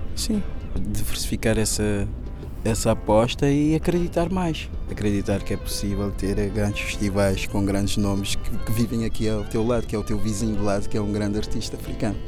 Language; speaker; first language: Portuguese; non-native, local second language; Kabuverdianu